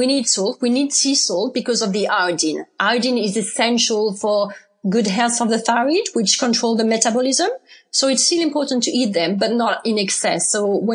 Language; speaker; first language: English; non-native, fluent; French